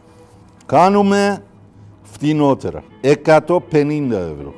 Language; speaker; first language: Greek; non-native, learner; Persian